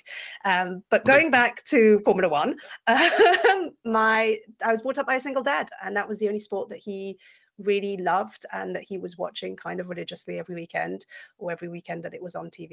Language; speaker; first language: English; non-native, fluent; French